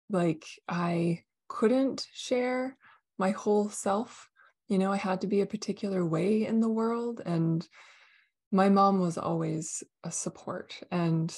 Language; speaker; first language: English; native; English